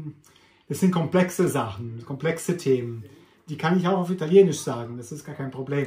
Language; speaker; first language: German; non-native, fluent; Italian